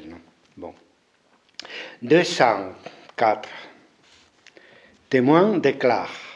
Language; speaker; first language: French; non-native, fluent; Spanish